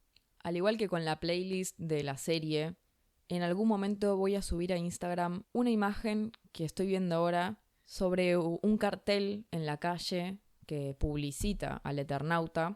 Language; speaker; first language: Spanish; native; Spanish